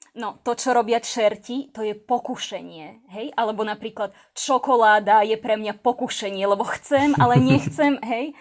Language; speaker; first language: Slovak; native; Slovak